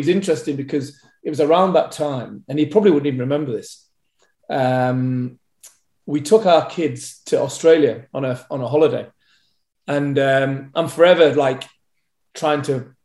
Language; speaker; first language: English; native; English